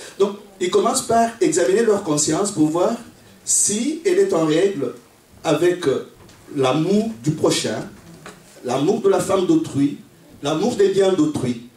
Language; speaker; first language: French; non-native, local second language; Luba-Lulua